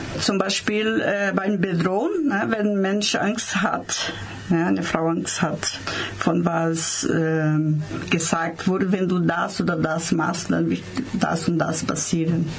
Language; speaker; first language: German; non-native, fluent; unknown